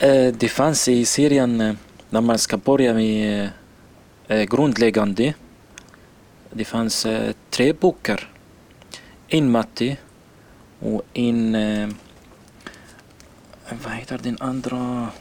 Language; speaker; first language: Swedish; non-native, learner; Arabic